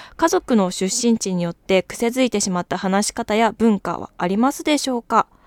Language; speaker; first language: Japanese; native; Japanese